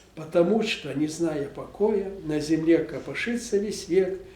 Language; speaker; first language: Russian; non-native, local second language; Ukrainian